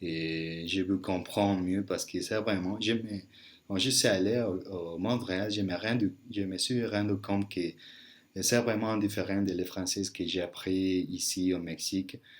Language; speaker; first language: French; non-native, learner; Spanish